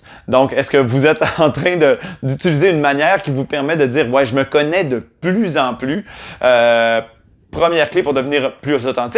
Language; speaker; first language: French; native; French